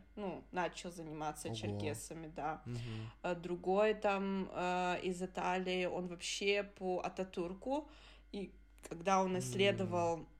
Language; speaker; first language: Russian; early bilingual, other home language; Adyghe